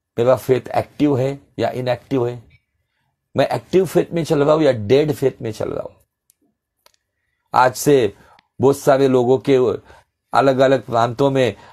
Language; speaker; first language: Hindi; non-native, local second language; Marathi